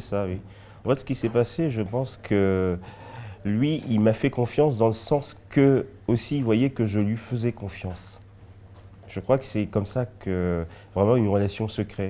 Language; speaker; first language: French; early bilingual, other home language; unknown